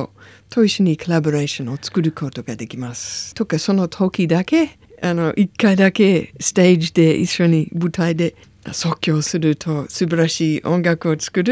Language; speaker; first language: Japanese; non-native, learner; English